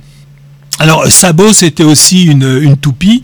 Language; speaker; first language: French; native; French